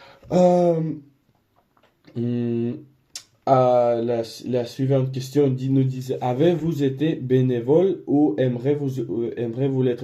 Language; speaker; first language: French; non-native, learner; Spanish